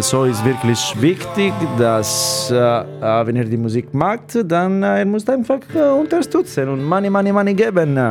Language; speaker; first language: German; non-native, learner; Italian